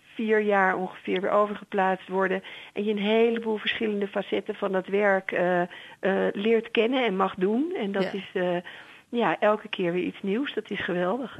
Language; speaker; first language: Dutch; native; Dutch